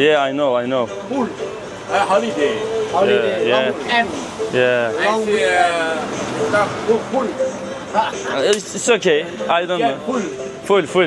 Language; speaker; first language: English; non-native, learner; Turkish